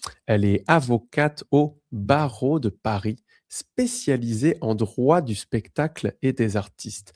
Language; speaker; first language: French; native; French